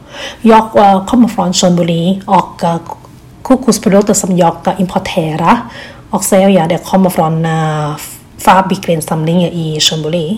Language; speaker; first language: Swedish; non-native, learner; Thai